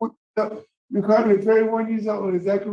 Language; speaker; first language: English; native; English